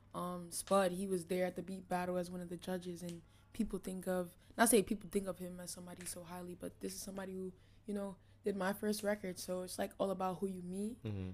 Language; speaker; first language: English; native; English